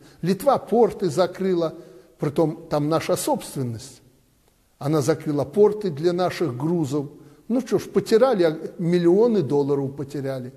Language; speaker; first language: Russian; native; Russian